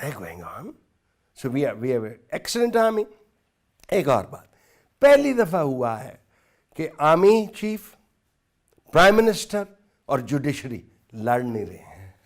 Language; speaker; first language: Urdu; non-native, local second language; Punjabi